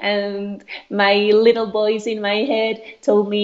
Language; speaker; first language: English; non-native, fluent; Spanish